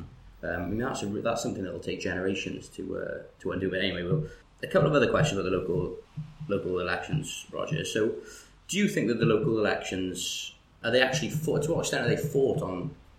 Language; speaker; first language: English; native; English